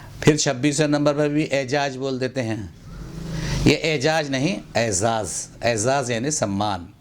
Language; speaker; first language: Urdu; native; Urdu